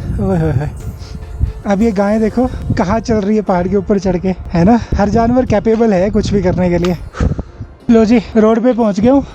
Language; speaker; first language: Hindi; native; Hindi